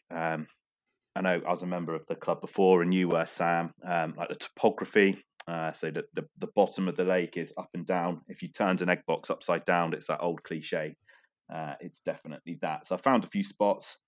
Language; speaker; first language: English; native; English